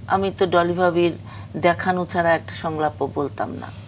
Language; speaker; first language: Bangla; native; Bangla